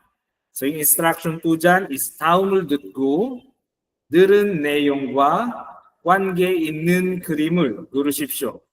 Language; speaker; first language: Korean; non-native, fluent; Filipino